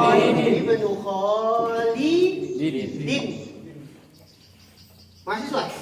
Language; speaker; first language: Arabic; non-native, fluent; Indonesian